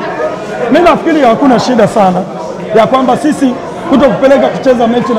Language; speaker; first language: Swahili; native; Swahili